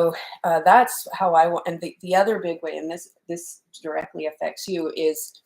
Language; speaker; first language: English; native; English